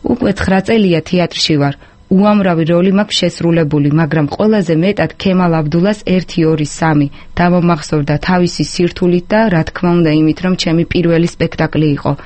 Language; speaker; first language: Georgian; non-native, local second language; Azerbaijani